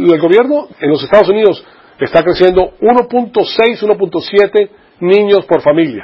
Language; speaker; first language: Spanish; native; Spanish